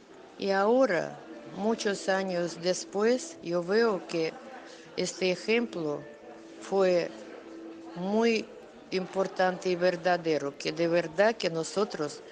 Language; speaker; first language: Spanish; non-native, fluent; Russian